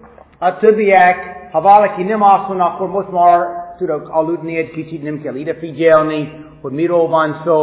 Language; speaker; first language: Hungarian; non-native, fluent; English